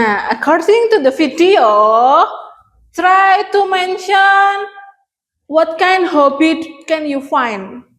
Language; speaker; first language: English; non-native, learner; Indonesian